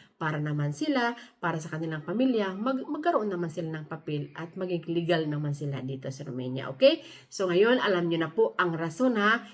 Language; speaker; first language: Filipino; native; Filipino